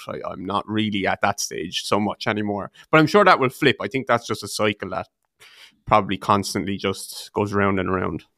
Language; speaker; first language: English; native; English